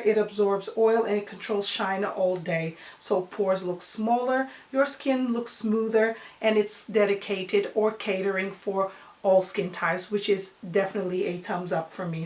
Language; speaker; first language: English; non-native, fluent; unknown